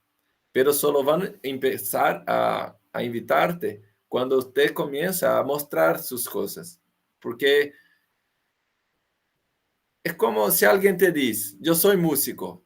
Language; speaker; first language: Spanish; non-native, fluent; Portuguese